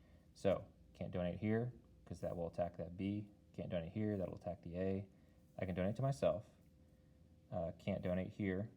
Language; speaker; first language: English; native; English